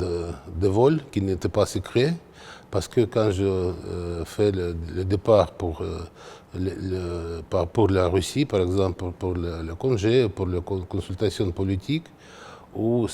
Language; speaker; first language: French; non-native, fluent; Russian